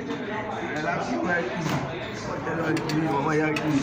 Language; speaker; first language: French; non-native, learner; Haitian Creole